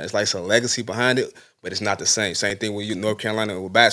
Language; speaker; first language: English; native; English